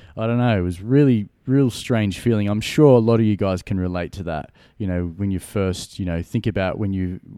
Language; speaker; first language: English; native; English